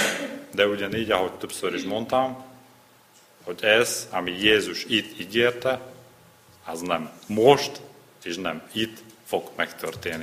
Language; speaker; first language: Hungarian; non-native, learner; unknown